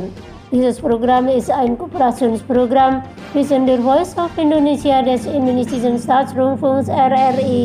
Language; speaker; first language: German; non-native, fluent; Indonesian